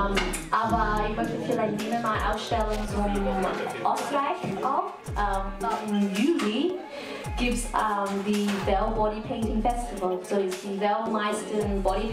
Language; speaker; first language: German; non-native, learner; Cantonese